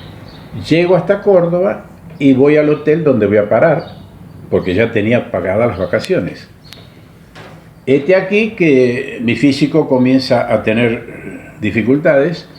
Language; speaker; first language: Spanish; native; Spanish